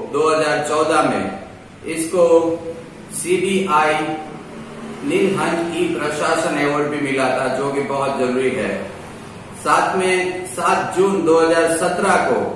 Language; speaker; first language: Hindi; non-native, local second language; Gujarati